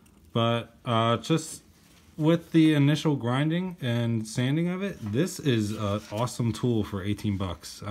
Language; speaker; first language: English; native; English